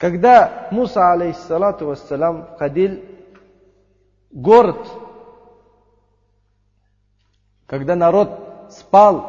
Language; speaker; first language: Russian; non-native, learner; Uzbek